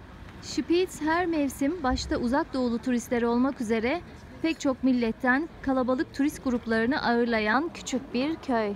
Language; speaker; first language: Turkish; native; Turkish